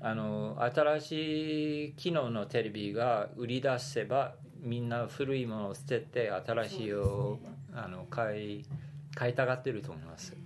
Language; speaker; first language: Japanese; non-native, fluent; English